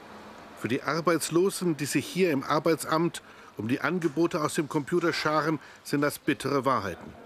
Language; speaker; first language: German; native; German